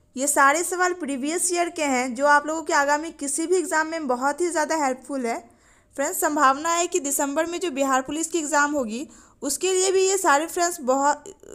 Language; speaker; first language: Hindi; native; Hindi